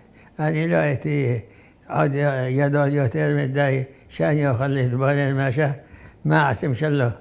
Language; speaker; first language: Hebrew; non-native, fluent; Arabic